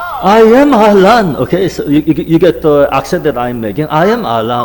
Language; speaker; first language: English; non-native, fluent; Korean